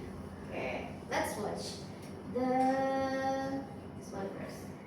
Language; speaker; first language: English; non-native, fluent; Indonesian